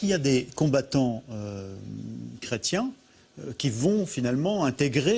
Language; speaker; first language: French; native; French